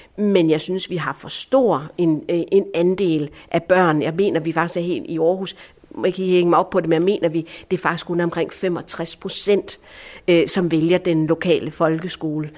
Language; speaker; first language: Danish; early bilingual, other home language; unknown